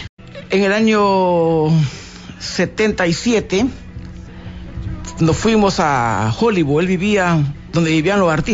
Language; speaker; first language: Spanish; native; Spanish